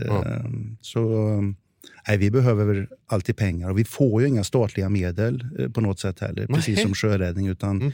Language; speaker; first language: Swedish; native; Swedish